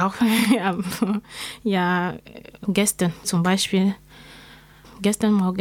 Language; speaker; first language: German; non-native, learner; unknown